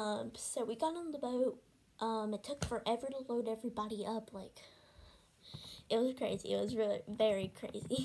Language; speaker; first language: English; native; English